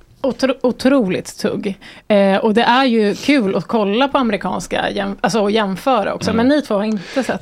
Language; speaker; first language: Swedish; native; Swedish